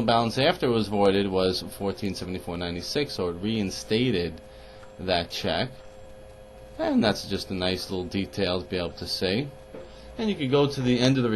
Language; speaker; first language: English; native; English